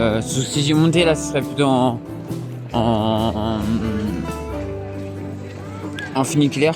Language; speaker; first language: French; native; French